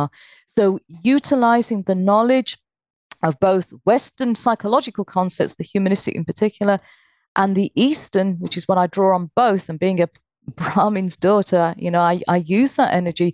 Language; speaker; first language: English; native; English